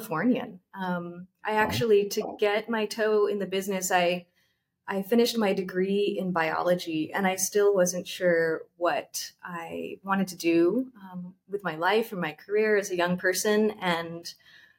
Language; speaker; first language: English; native; English